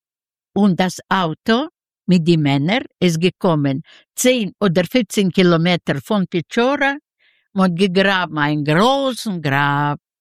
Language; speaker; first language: German; non-native, fluent; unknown